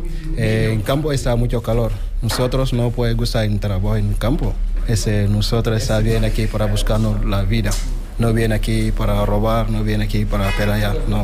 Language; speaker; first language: Spanish; non-native, learner; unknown